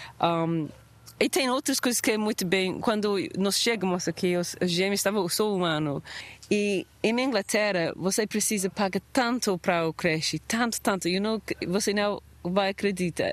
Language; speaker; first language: Portuguese; non-native, learner; English